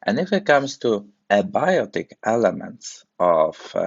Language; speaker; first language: English; non-native, fluent; Polish